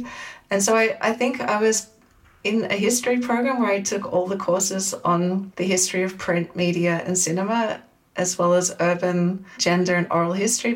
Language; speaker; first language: English; native; English